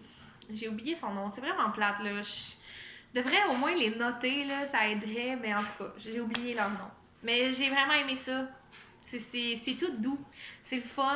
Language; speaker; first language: French; native; French